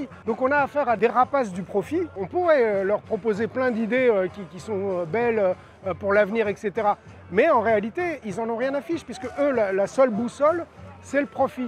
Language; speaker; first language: French; native; French